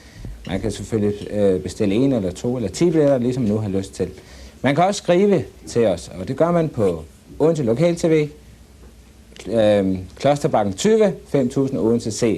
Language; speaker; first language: Danish; native; Danish